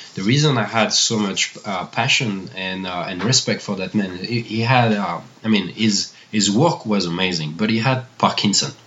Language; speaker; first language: English; non-native, fluent; French